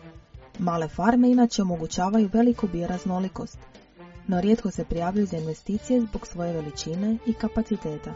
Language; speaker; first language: Croatian; native; Croatian